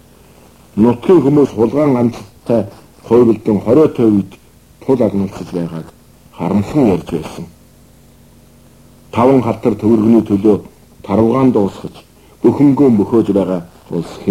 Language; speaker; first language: Mongolian; native; Mongolian